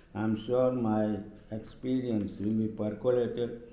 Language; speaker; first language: English; non-native, local second language; Gujarati